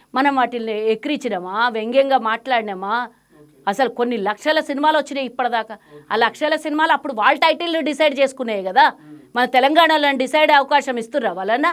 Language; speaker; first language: Telugu; native; Telugu